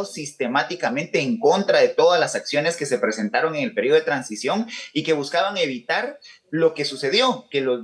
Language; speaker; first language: Spanish; native; Spanish